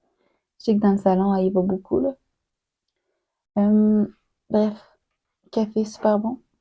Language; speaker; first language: French; native; French